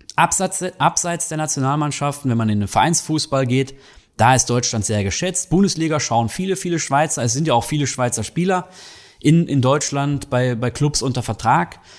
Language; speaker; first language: German; native; German